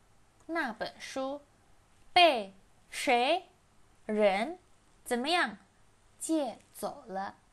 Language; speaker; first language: Chinese; non-native, fluent; Indonesian